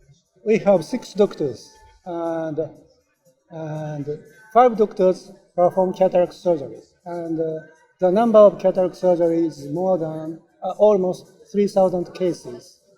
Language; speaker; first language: English; non-native, learner; Japanese